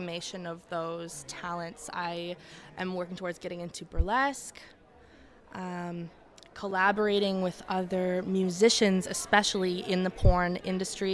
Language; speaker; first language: English; native; English